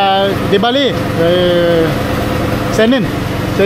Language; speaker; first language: Indonesian; non-native, learner; English